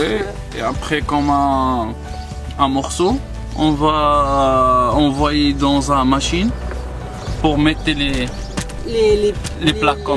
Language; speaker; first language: French; non-native, learner; Arabic